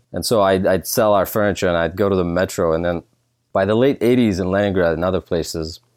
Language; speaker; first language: English; early bilingual, other home language; Russian